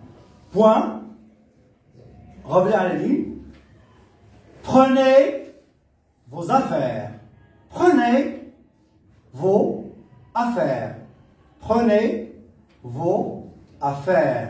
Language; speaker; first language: French; non-native, local second language; Arabic